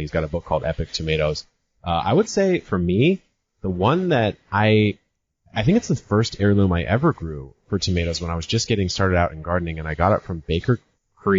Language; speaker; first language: English; native; English